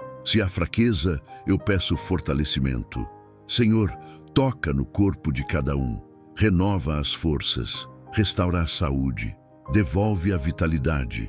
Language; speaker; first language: Portuguese; native; Portuguese